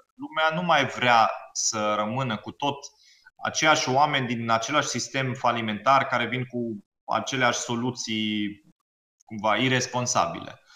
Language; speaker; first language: Romanian; non-native, fluent; German